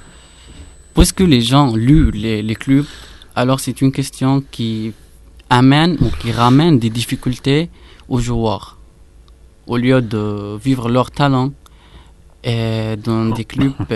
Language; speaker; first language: French; non-native, fluent; Arabic